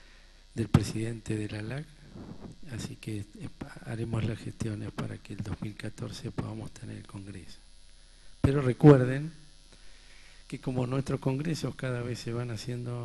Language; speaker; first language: Spanish; native; Spanish